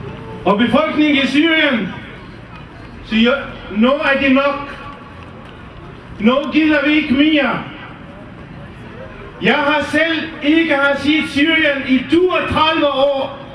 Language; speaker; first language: Danish; non-native, fluent; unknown